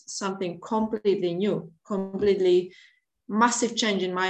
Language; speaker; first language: English; non-native, fluent; Latvian